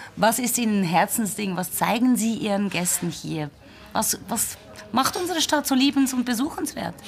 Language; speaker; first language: German; native; German